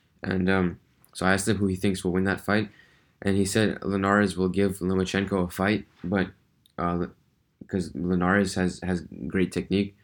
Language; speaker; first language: English; early bilingual, other home language; Russian